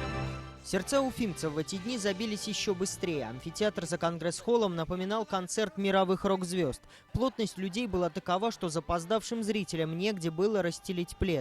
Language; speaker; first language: Russian; native; Russian